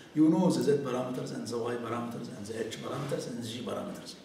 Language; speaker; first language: English; non-native, fluent; Arabic